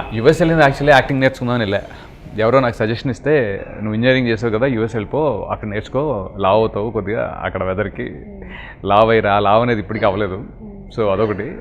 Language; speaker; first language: Telugu; native; Telugu